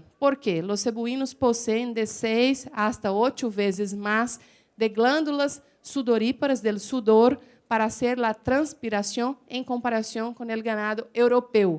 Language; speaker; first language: Spanish; non-native, fluent; Portuguese